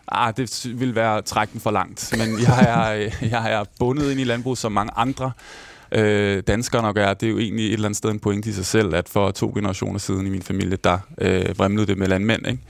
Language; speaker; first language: Danish; native; Danish